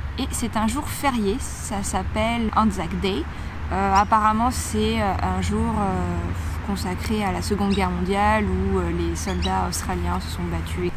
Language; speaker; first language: French; native; French